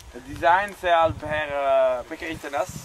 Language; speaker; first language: French; non-native, local second language; Dutch